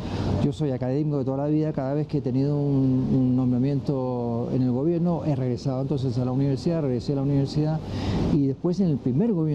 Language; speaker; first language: Spanish; native; Spanish